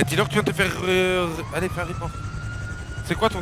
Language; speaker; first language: French; native; French